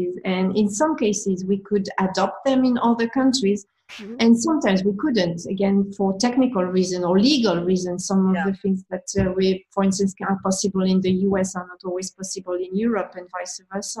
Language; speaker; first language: English; non-native, fluent; French